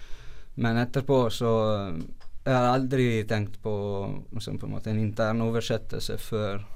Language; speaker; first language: Norwegian; non-native, fluent; Italian